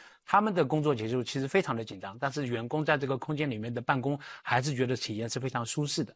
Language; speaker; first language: Chinese; native; Chinese